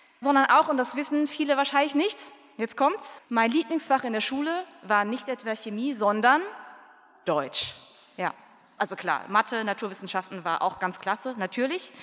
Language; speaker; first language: German; early bilingual, other home language; Vietnamese